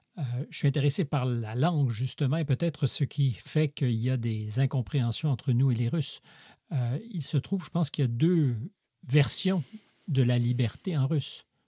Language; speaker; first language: French; native; French